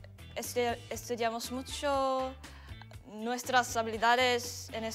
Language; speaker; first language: Spanish; non-native, learner; Korean